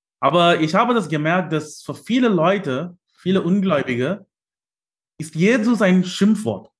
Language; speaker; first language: German; non-native, fluent; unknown